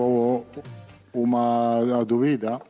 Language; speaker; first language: Portuguese; non-native, learner; Italian